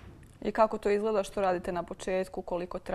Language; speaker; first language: Croatian; native; Croatian